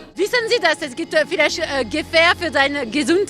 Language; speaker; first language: German; non-native, learner; French